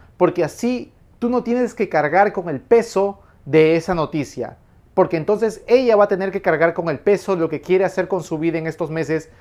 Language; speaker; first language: Spanish; native; Spanish